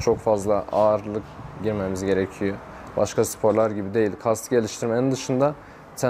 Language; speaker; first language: Turkish; native; Turkish